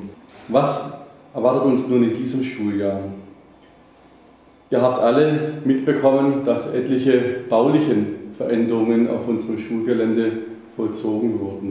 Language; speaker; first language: German; native; German